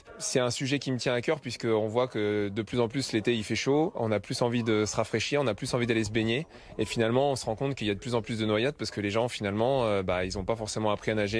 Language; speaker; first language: French; native; French